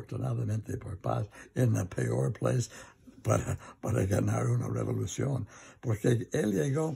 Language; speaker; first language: Spanish; non-native, learner; English